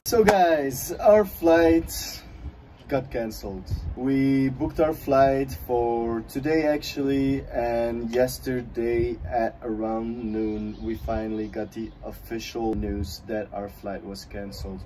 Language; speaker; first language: English; non-native, fluent; Dutch